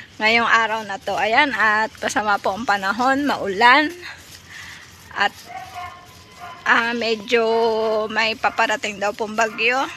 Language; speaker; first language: Filipino; native; Filipino